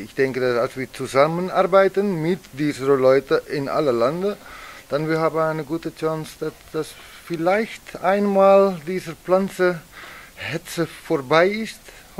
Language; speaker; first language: German; non-native, learner; Dutch